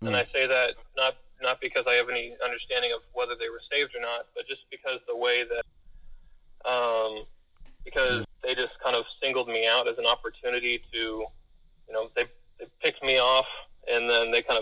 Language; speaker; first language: English; native; English